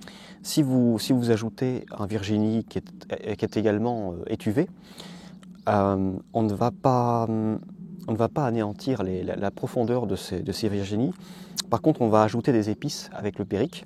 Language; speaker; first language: French; native; French